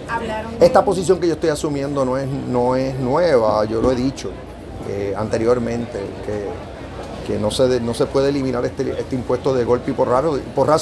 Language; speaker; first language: Spanish; native; Spanish